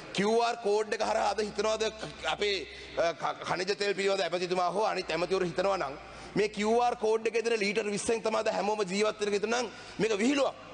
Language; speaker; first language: Sinhala; non-native, local second language; Tamil